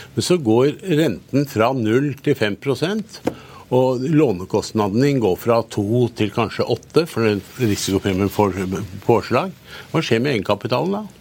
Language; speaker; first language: Norwegian; early bilingual, other home language; German